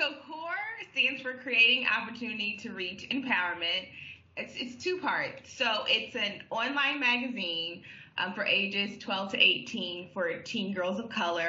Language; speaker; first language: English; native; English